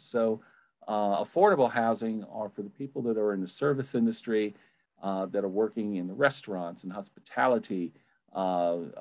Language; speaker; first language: English; native; English